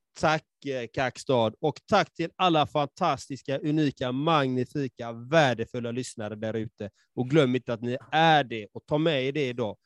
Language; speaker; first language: Swedish; native; Swedish